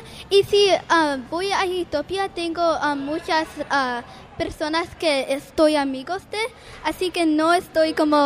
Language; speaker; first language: Spanish; non-native, learner; English